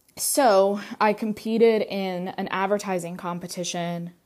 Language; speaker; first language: English; early bilingual, other home language; Russian